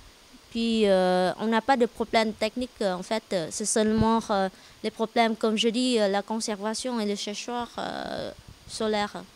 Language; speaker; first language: French; non-native, learner; Vietnamese